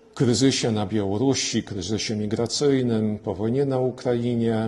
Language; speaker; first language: Polish; non-native, local second language; Belarusian